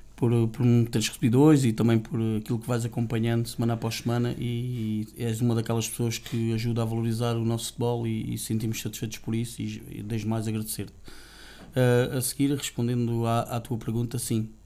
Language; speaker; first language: Portuguese; native; Portuguese